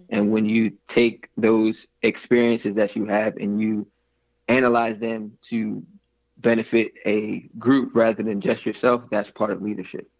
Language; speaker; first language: English; native; English